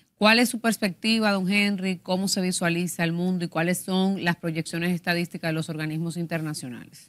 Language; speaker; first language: Spanish; native; Spanish